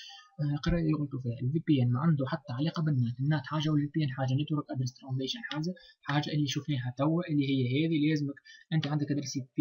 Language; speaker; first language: Arabic; native; Arabic